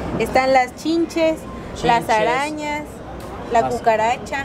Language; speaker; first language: Spanish; native; Spanish